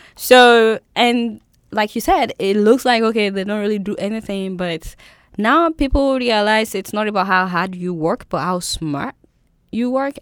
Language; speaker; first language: English; non-native, local second language; Yoruba